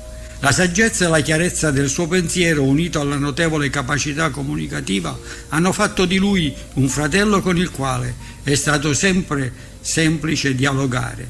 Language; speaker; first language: Italian; native; Italian